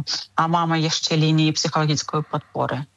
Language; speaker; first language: Czech; non-native, learner; Ukrainian